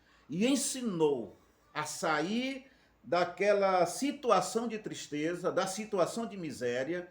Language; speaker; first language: Portuguese; native; Portuguese